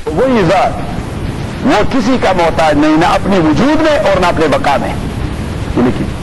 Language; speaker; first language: Urdu; non-native, local second language; Pashto